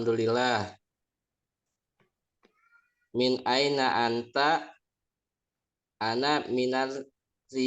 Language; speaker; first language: Arabic; non-native, learner; Indonesian